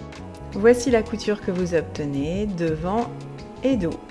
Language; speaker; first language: French; native; French